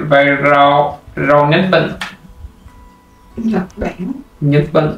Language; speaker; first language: Vietnamese; non-native, learner; French